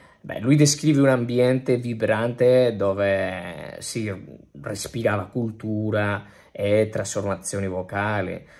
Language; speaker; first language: Italian; non-native, fluent; Spanish